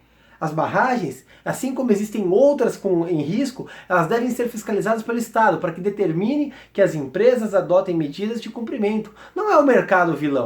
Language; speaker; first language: Portuguese; native; Portuguese